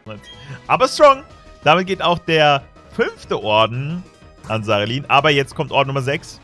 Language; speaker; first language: German; native; German